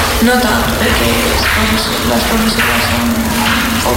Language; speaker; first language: Catalan; non-native, learner; Georgian